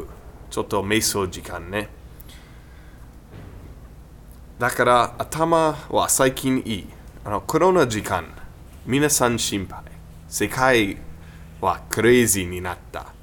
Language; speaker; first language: Japanese; non-native, learner; English